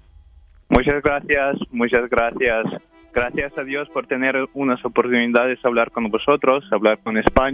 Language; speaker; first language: Spanish; non-native, fluent; Ukrainian